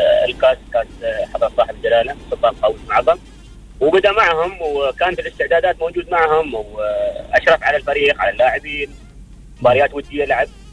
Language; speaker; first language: Arabic; native; Arabic